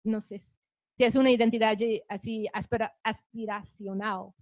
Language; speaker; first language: Spanish; non-native, fluent; English